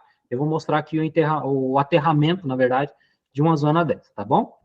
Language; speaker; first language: Portuguese; native; Portuguese